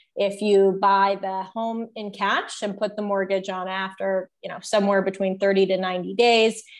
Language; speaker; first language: English; native; English